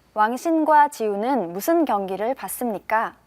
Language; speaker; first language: Korean; native; Korean